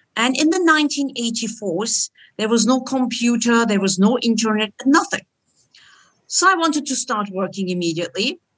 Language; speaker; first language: English; non-native, fluent; Turkish